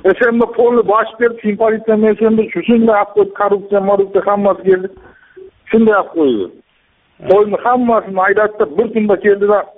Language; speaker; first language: Uzbek; non-native, local second language; Kazakh